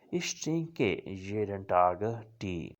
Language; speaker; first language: German; non-native, fluent; Urdu